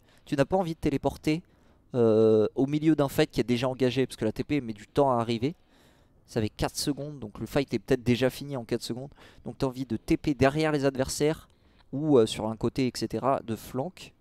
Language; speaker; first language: French; native; French